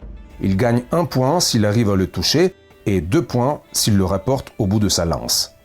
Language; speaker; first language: French; native; French